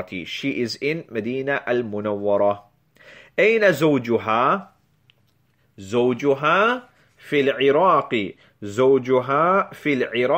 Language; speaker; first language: Arabic; non-native, fluent; English